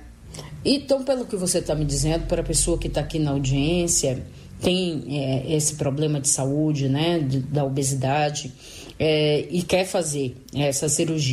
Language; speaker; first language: Portuguese; native; Portuguese